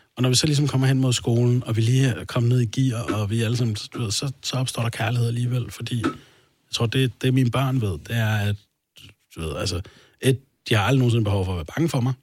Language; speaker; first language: Danish; early bilingual, other home language; Arabic